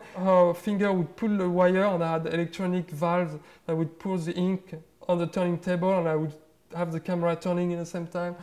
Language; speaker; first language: English; non-native, fluent; French